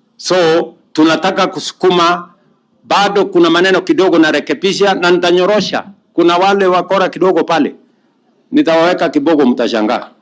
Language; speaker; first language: Swahili; native; Swahili